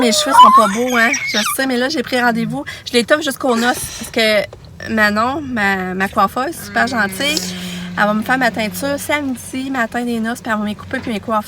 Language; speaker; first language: French; native; French